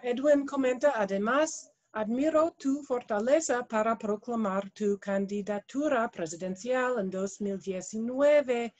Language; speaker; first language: Spanish; non-native, learner; English